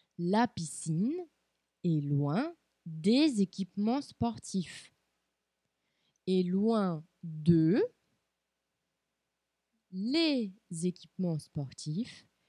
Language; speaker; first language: French; non-native, fluent; Portuguese